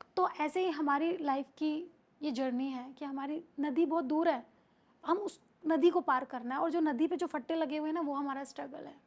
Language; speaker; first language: Hindi; native; Hindi